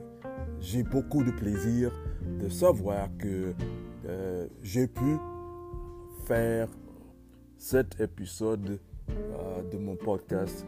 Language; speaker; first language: French; non-native, learner; English